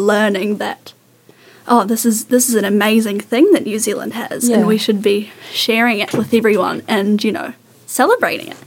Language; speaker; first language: English; native; English